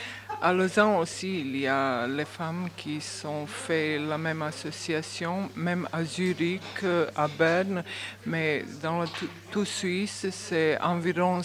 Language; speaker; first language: French; non-native, learner; Bosnian